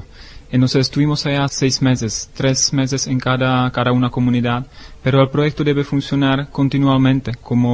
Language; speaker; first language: Spanish; non-native, learner; Czech